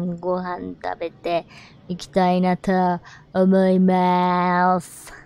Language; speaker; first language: Japanese; native; Japanese